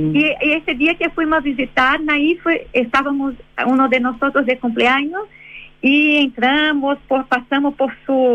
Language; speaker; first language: Spanish; non-native, fluent; Portuguese